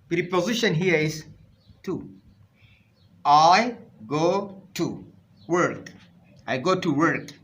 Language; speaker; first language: English; non-native, fluent; Arabic